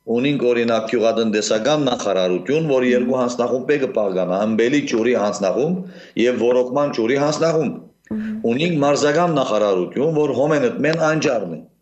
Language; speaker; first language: Armenian; native; Armenian